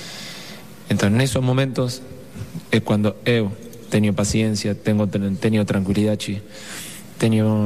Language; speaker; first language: Portuguese; non-native, fluent; Spanish